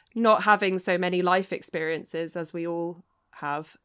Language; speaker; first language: English; native; English